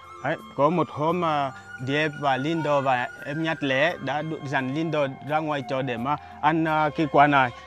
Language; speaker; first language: Vietnamese; non-native, learner; Portuguese